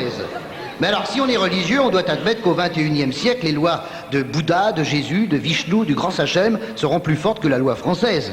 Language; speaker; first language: French; native; French